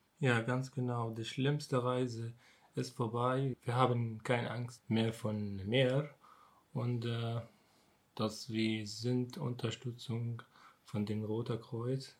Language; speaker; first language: German; non-native, learner; Arabic